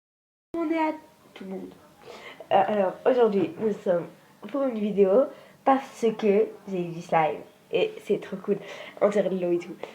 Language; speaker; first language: French; native; French